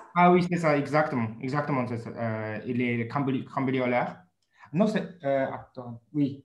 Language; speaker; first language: French; non-native, learner; Japanese